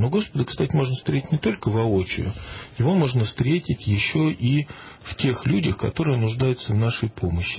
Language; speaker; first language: Russian; native; Russian